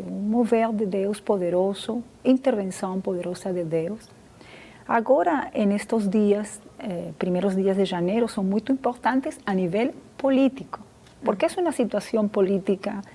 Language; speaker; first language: Portuguese; non-native, fluent; Spanish